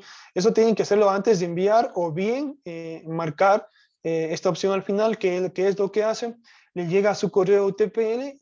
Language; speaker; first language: Spanish; native; Spanish